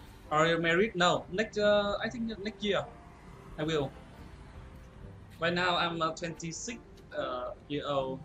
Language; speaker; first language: English; non-native, learner; Vietnamese